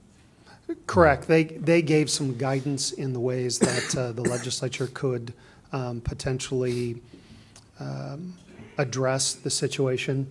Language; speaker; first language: English; native; English